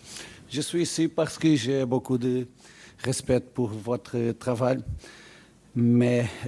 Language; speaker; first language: French; non-native, learner; Portuguese